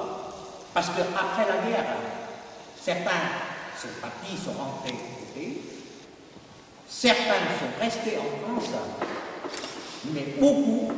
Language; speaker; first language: French; non-native, fluent; Vietnamese